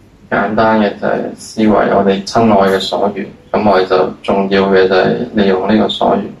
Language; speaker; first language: Chinese; native; Chinese